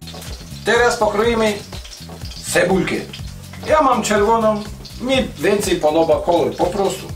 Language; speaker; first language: Polish; non-native, learner; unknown